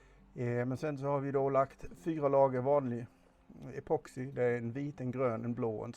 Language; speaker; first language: Swedish; native; Swedish